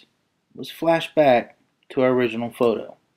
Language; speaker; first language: English; native; English